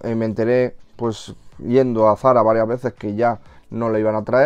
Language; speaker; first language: Spanish; native; Spanish